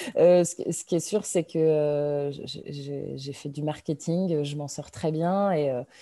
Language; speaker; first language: French; native; French